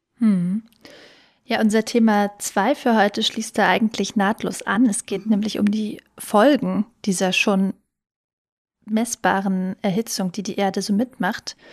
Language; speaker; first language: German; native; German